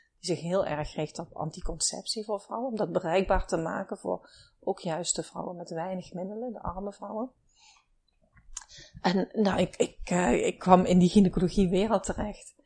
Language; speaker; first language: Dutch; native; Dutch